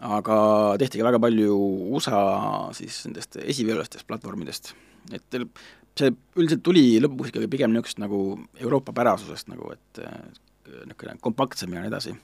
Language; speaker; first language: Estonian; native; Estonian